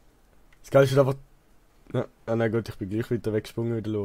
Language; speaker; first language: German; native; German